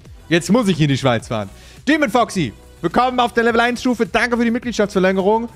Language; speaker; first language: German; native; German